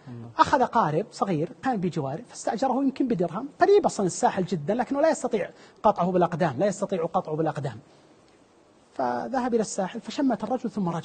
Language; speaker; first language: Arabic; native; Arabic